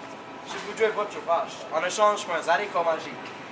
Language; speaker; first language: French; non-native, learner; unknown